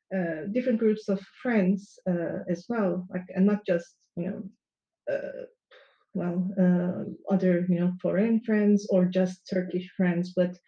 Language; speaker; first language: English; non-native, fluent; Turkish